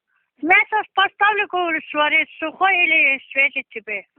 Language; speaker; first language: Russian; non-native, local second language; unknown